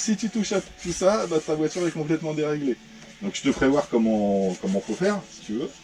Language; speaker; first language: French; native; French